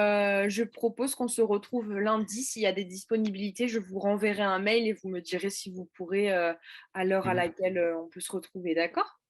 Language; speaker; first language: French; native; French